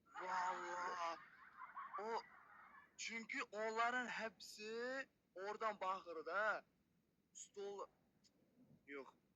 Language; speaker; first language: Turkish; non-native, learner; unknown